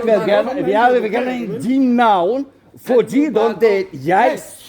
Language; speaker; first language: Danish; non-native, learner; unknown